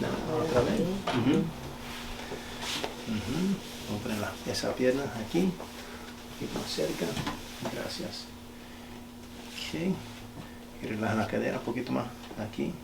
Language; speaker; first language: Spanish; early bilingual, heritage; Spanish